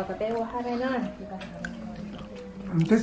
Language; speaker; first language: Korean; non-native, learner; Vietnamese